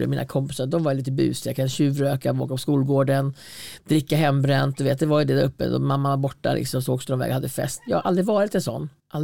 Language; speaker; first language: Swedish; native; Swedish